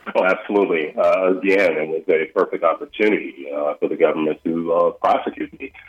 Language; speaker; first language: English; native; English